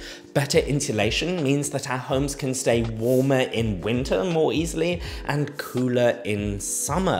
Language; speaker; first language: English; native; English